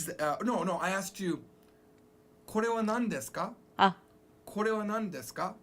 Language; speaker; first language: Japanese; non-native, fluent; English